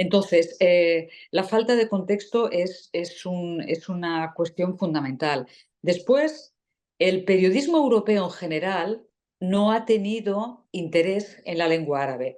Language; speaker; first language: Spanish; native; Spanish